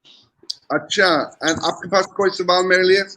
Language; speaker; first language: Hindi; non-native, learner; English